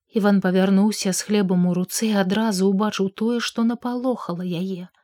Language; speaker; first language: Belarusian; native; Belarusian